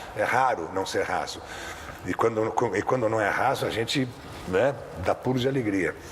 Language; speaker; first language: Portuguese; native; Portuguese